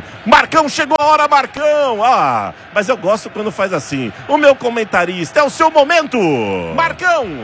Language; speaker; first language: Portuguese; native; Portuguese